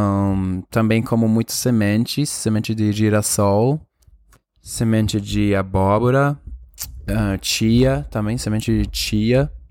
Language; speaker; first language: Portuguese; non-native, fluent; Spanish